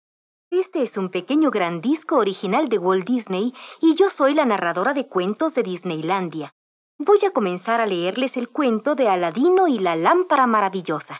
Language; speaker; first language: Spanish; native; Spanish